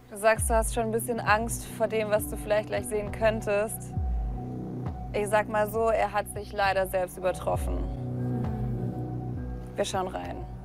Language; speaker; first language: German; native; German